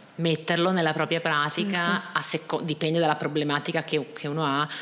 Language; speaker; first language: Italian; native; Italian